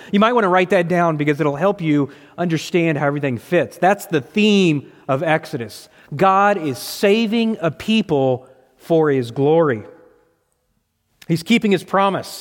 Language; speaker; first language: English; native; English